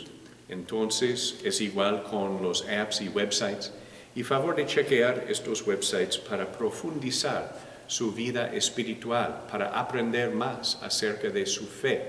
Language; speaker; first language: Spanish; non-native, learner; English